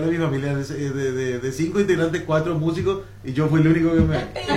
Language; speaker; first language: Spanish; native; Spanish